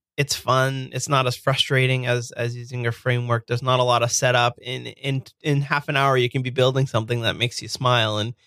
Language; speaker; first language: English; native; English